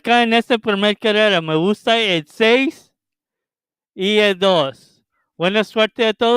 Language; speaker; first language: Spanish; early bilingual, heritage; Spanish